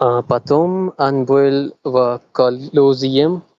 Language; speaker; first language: Russian; non-native, learner; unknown